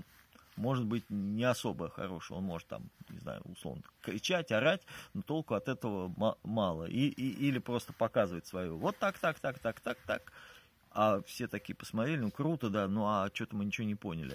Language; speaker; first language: Russian; native; Russian